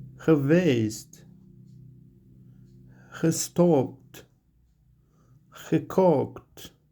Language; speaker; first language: Dutch; non-native, learner; Turkish